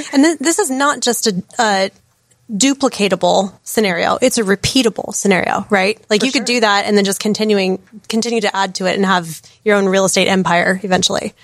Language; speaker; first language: English; native; English